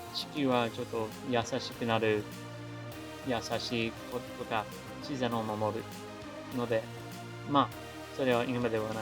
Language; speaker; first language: Japanese; non-native, learner; English